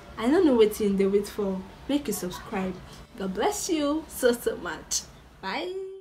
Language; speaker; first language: Nigerian Pidgin; non-native, local second language; Yoruba